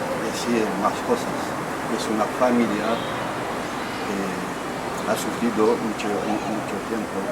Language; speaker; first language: Spanish; non-native, fluent; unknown